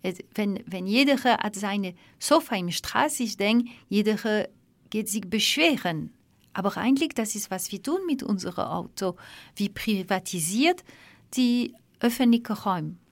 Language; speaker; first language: German; non-native, fluent; French